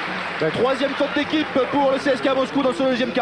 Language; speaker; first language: French; native; French